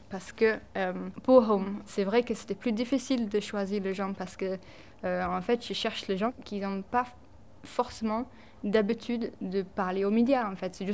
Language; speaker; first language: French; non-native, fluent; English